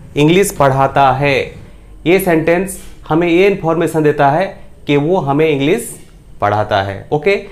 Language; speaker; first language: Hindi; non-native, local second language; Bangla